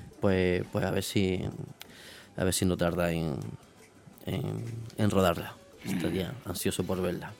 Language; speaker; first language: Spanish; native; Spanish